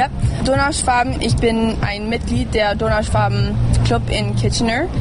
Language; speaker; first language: German; early bilingual, heritage; English